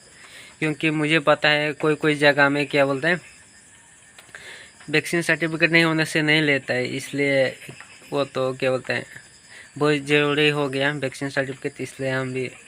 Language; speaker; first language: Hindi; non-native, local second language; Santali